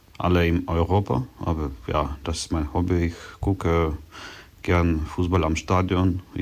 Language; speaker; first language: German; non-native, learner; Ukrainian